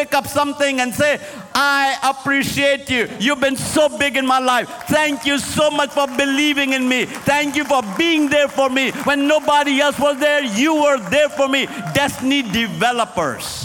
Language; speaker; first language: English; non-native, local second language; Hindi